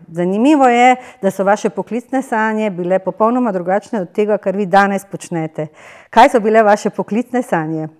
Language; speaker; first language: Slovenian; native; Slovenian